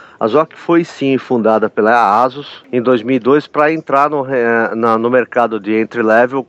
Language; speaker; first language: Portuguese; native; Portuguese